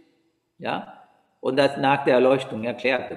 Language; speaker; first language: German; non-native, learner; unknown